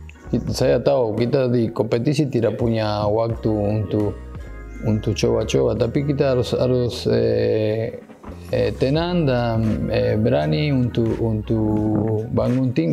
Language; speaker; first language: Indonesian; non-native, fluent; Spanish